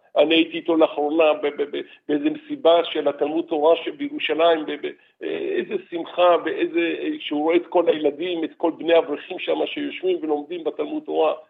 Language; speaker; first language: Hebrew; early bilingual, other home language; Arabic